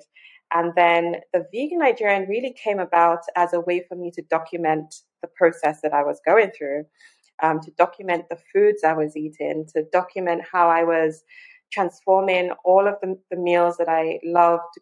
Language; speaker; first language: English; non-native, local second language; Yoruba